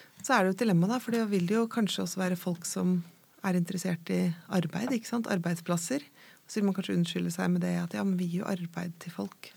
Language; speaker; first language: Norwegian; native; Norwegian